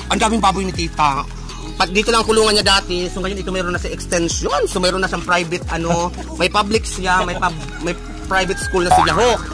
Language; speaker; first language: Filipino; non-native, local second language; Bikol